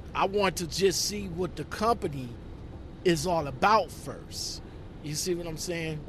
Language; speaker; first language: English; native; English